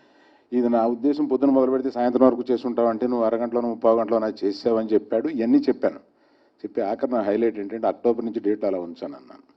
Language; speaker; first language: Telugu; native; Telugu